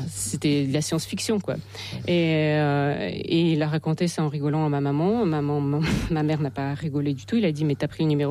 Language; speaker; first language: French; non-native, fluent; Russian